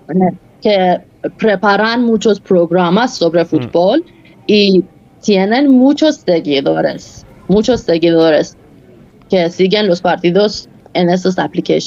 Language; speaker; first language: Spanish; non-native, fluent; Persian